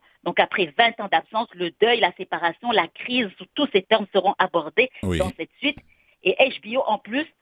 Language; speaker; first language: French; native; French